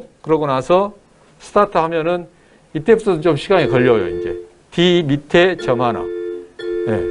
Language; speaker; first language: Korean; native; Korean